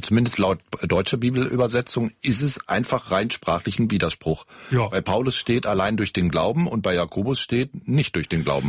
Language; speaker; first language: German; native; German